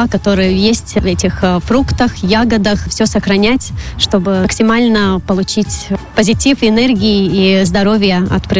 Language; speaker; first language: Russian; non-native, local second language; Latvian